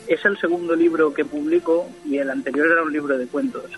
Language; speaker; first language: Spanish; non-native, local second language; Catalan